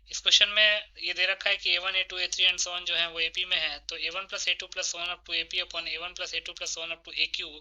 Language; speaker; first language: Hindi; native; Hindi